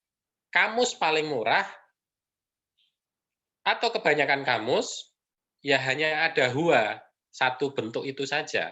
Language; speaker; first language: Indonesian; native; Indonesian